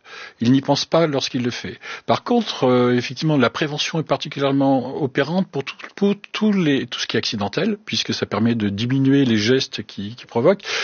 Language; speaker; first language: French; native; French